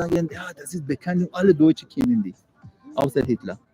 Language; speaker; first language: German; non-native, learner; Persian